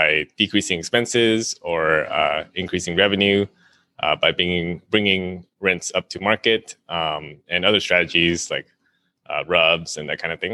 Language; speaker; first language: English; native; English